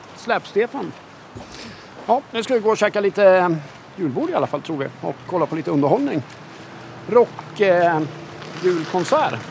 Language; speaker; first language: Swedish; native; Swedish